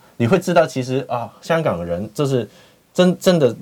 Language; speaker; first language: Chinese; non-native, fluent; Cantonese